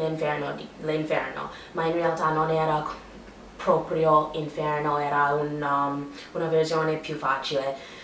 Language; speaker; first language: Italian; non-native, learner; English